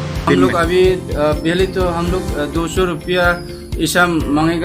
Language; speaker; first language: Hindi; non-native, local second language; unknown